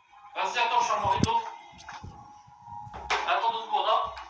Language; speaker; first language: French; native; French